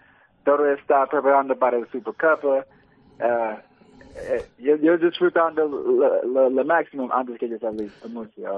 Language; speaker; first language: Spanish; early bilingual, heritage; English